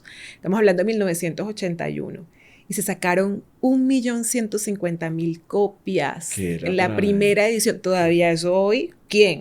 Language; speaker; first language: Spanish; native; Spanish